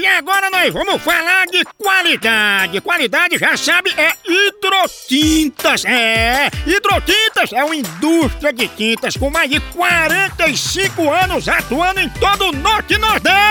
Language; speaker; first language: Portuguese; native; Portuguese